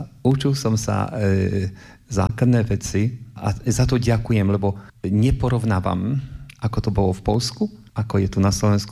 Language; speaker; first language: Slovak; non-native, fluent; Polish